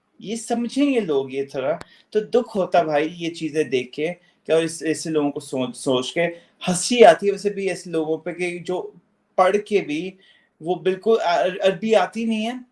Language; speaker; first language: Urdu; native; Urdu